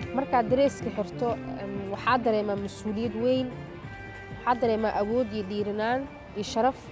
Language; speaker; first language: Somali; early bilingual, heritage; Somali